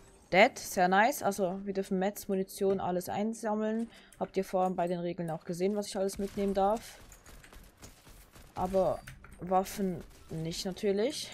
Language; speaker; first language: German; native; German